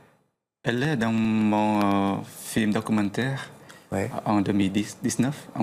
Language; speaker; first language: French; non-native, learner; Vietnamese